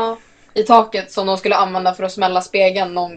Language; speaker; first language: Swedish; native; Swedish